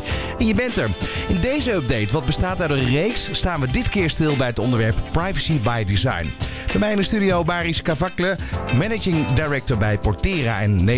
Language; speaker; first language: Dutch; native; Dutch